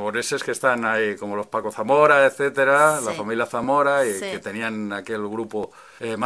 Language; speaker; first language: Spanish; native; Spanish